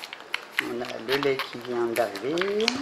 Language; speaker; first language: French; native; French